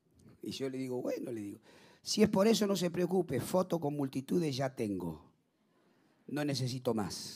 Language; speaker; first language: Spanish; native; Spanish